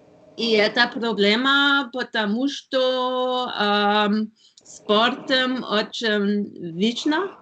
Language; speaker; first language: Russian; non-native, learner; German